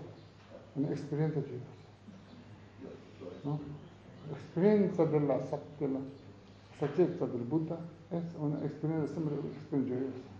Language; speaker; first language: Italian; non-native, learner; Tibetan